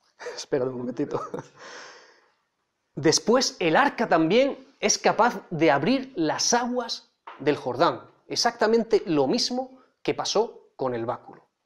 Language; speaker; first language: Spanish; native; Spanish